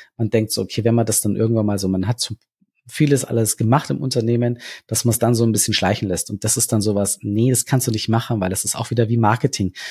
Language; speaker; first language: German; native; German